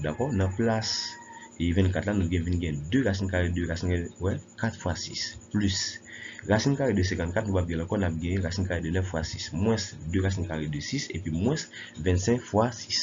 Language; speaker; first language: French; non-native, local second language; Haitian Creole